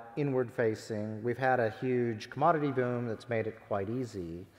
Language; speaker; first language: English; native; English